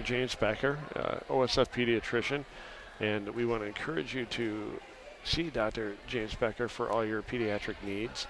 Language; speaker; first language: English; native; English